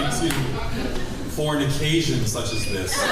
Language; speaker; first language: English; native; English